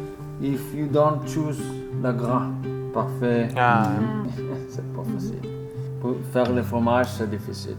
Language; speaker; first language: French; non-native, learner; Italian